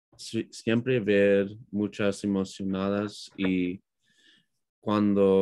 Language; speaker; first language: Spanish; non-native, learner; English